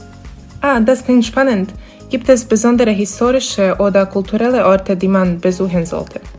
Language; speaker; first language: German; non-native, learner; Bosnian